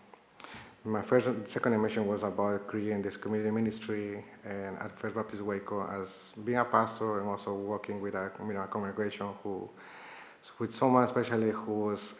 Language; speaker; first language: English; non-native, fluent; Spanish